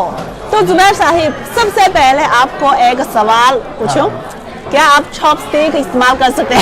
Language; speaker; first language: Hindi; non-native, learner; Chinese